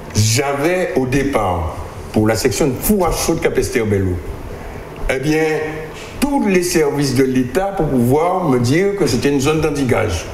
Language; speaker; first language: French; native; French